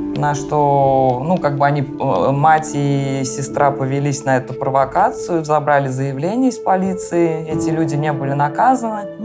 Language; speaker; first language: Russian; native; Russian